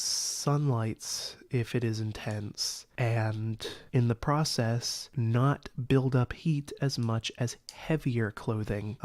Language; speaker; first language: English; native; English